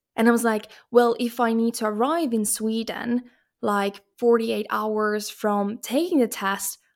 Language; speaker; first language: English; non-native, fluent; Finnish